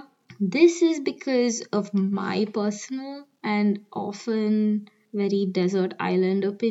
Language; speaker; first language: English; non-native, local second language; Hindi